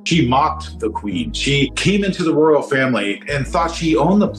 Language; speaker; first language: English; native; English